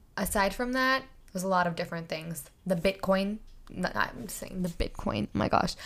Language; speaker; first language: English; native; English